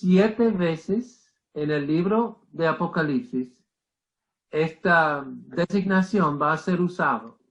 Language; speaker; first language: Spanish; non-native, fluent; English